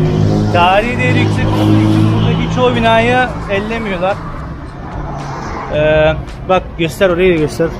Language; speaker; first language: Turkish; native; Turkish